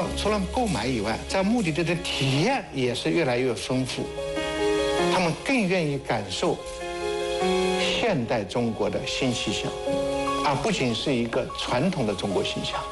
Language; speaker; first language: Chinese; native; Chinese